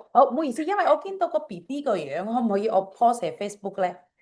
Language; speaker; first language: Cantonese; non-native, fluent; Javanese